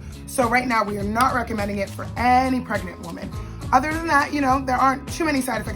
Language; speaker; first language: English; native; English